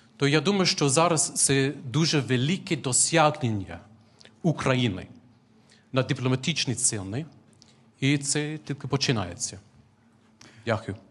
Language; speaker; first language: Ukrainian; non-native, fluent; English